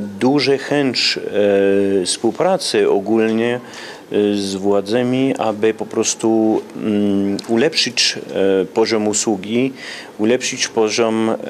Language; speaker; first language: Polish; early bilingual, heritage; Polish